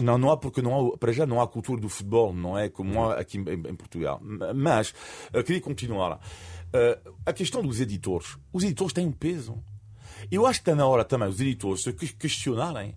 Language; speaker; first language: Portuguese; non-native, fluent; French